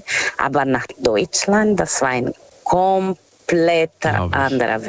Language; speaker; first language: German; non-native, fluent; Portuguese